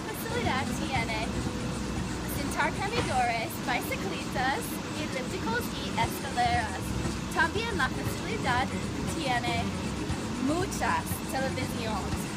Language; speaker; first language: Spanish; non-native, learner; English